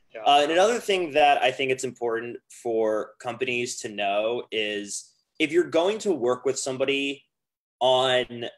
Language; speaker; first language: English; native; English